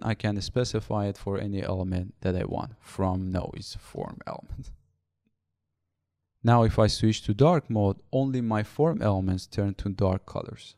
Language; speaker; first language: English; non-native, fluent; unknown